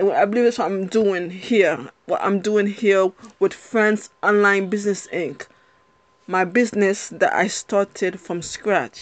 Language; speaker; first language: English; early bilingual, other home language; Haitian Creole